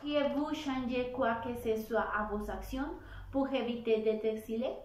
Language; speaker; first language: French; non-native, learner; Spanish